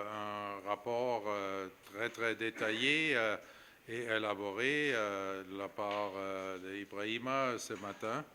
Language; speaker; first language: French; non-native, fluent; German